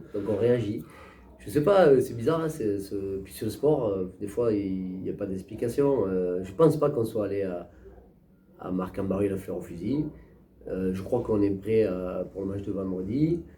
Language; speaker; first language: French; native; French